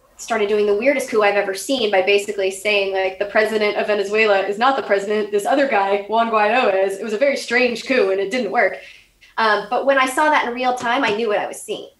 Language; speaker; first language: English; native; English